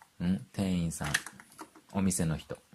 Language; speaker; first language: Japanese; native; Japanese